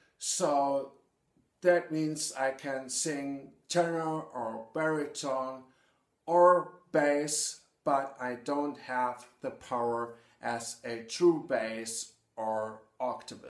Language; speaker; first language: English; non-native, fluent; German